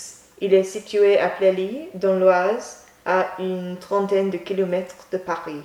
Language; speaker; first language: French; non-native, learner; English